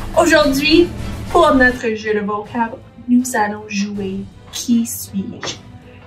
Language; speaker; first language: French; non-native, fluent; English